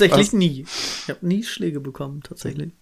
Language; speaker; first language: German; native; German